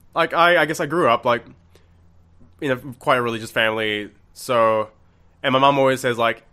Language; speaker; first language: English; non-native, local second language; Malay